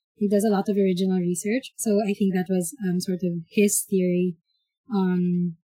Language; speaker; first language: English; non-native, local second language; Filipino